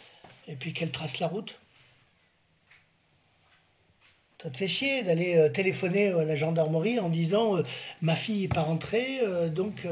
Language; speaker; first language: French; native; French